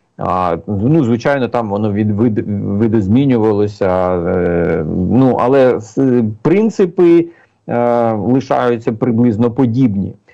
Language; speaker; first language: Ukrainian; native; Ukrainian